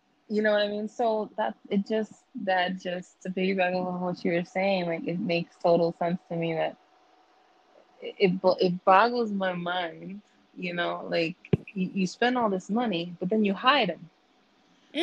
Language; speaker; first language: English; native; English